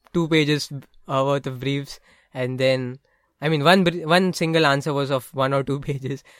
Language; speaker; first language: English; non-native, local second language; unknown